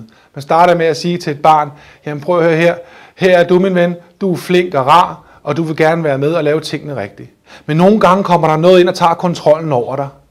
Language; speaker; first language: Danish; native; Danish